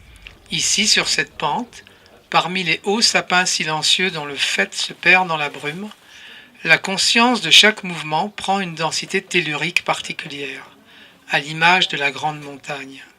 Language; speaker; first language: French; native; French